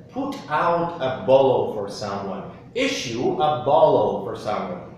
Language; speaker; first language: English; non-native, fluent; Ukrainian